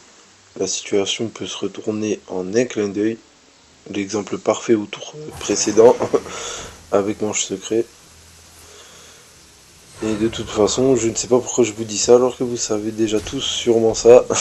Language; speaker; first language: French; native; French